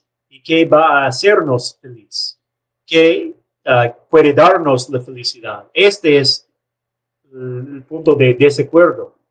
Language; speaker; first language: Spanish; non-native, learner; English